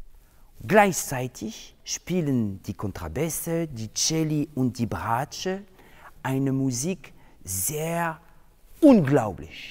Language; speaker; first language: German; non-native, fluent; French